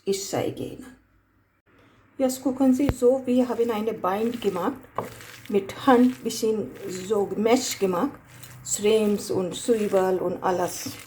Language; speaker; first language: German; non-native, learner; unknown